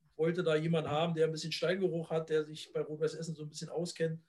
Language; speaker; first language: German; native; German